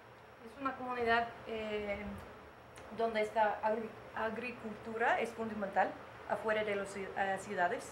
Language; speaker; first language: Spanish; non-native, learner; English